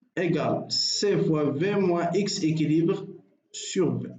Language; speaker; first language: French; non-native, local second language; Arabic